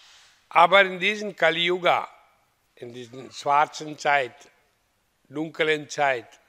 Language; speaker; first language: German; non-native, learner; Hindi